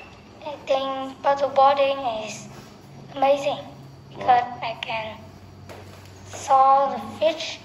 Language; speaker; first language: English; non-native, learner; Vietnamese